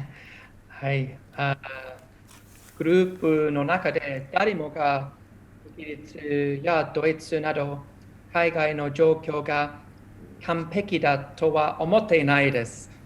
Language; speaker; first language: Japanese; non-native, fluent; English